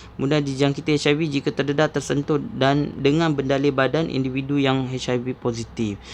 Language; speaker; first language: Malay; native; Malay